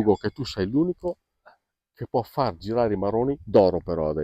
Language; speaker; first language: Italian; native; Italian